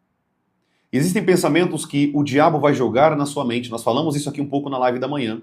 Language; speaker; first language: Portuguese; native; Portuguese